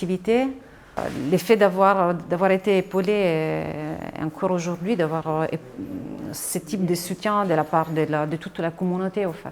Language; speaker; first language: French; non-native, fluent; Italian